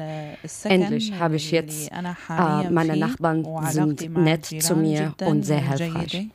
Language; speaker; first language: German; non-native, learner; Arabic